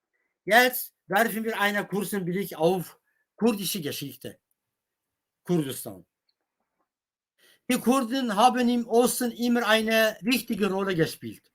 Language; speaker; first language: German; non-native, fluent; Kurdish